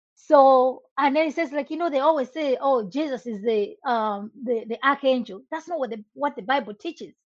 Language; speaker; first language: English; non-native, local second language; Nyanja